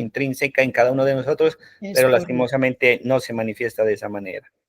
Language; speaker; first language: Spanish; native; Spanish